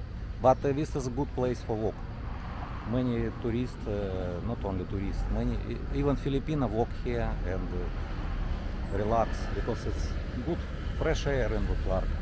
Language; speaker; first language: English; non-native, learner; Russian